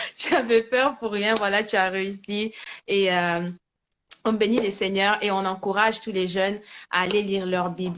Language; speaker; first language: French; native; French